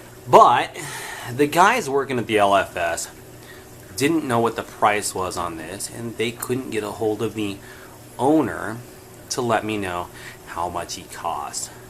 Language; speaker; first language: English; native; English